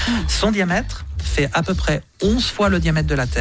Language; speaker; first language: French; native; French